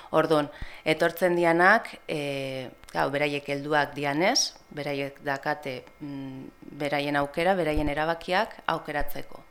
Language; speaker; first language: Basque; non-native, local second language; Spanish